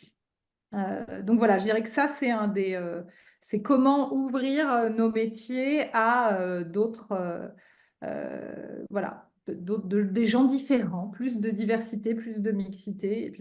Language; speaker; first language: French; native; French